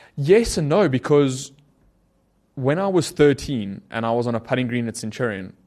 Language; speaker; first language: English; native; English